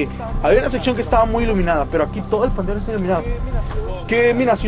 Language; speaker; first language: Spanish; native; Spanish